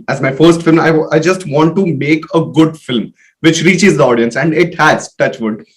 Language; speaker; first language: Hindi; non-native, local second language; Marathi